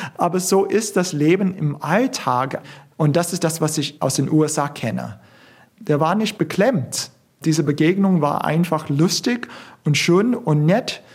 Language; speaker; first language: German; non-native, fluent; English